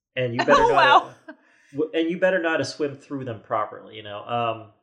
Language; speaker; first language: English; native; English